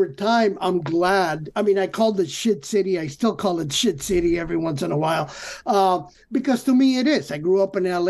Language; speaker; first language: English; early bilingual, other home language; Spanish